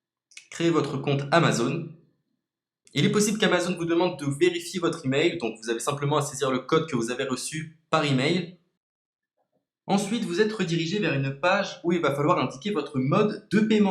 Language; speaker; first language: French; native; French